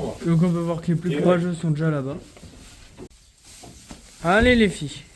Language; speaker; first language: French; native; French